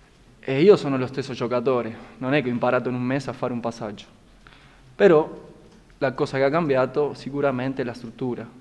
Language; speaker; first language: Italian; non-native, fluent; Spanish